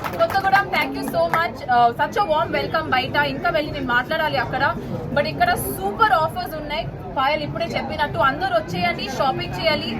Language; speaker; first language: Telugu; non-native, learner; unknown